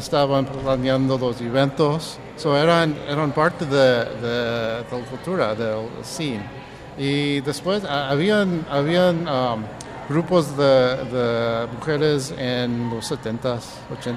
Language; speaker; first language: Spanish; early bilingual, heritage; English